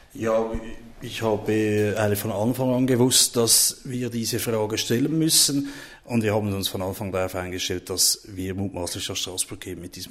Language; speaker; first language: German; native; German